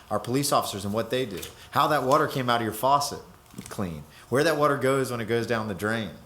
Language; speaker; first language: English; native; English